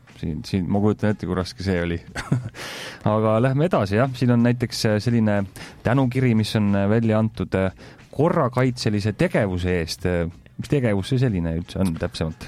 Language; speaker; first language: Estonian; native; Estonian